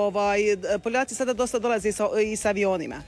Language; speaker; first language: Serbian; native; Serbian